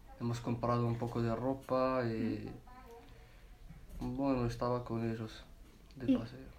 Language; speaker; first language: Spanish; non-native, learner; Arabic